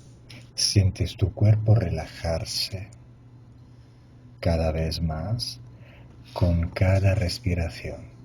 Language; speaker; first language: Spanish; non-native, fluent; Italian